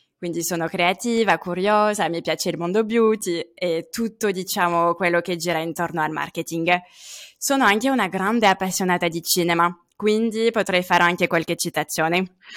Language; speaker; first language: Italian; non-native, fluent; French